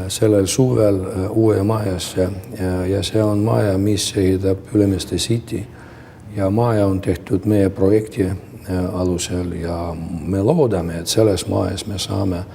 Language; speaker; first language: Estonian; non-native, local second language; Russian